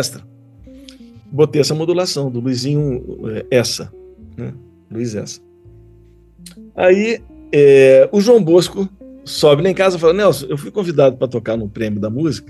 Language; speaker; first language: Portuguese; native; Portuguese